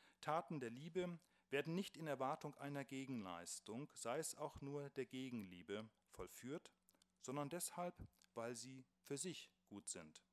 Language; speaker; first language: German; native; German